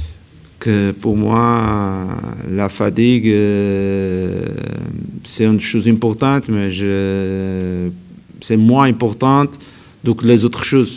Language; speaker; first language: French; non-native, learner; Portuguese